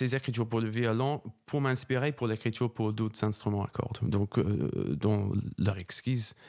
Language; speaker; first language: French; non-native, fluent; English